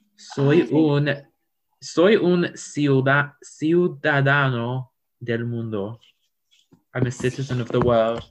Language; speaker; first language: Spanish; non-native, learner; English